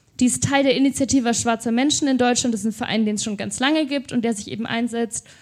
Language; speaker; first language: German; native; German